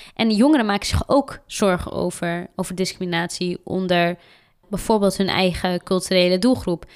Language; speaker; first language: Dutch; early bilingual, other home language; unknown